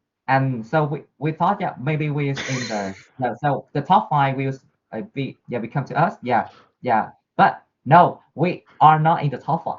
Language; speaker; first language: English; non-native, learner; Vietnamese